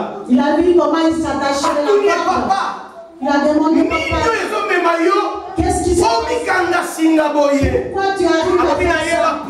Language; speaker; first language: French; non-native, local second language; Lingala